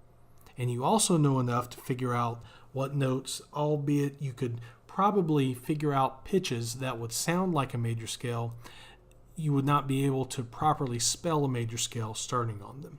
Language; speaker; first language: English; native; English